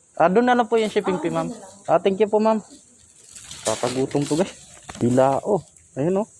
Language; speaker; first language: Filipino; native; Filipino